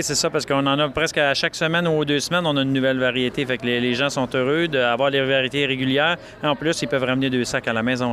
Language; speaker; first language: French; native; French